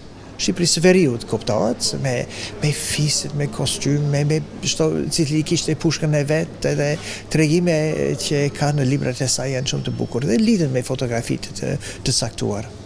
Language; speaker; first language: Albanian; non-native, fluent; English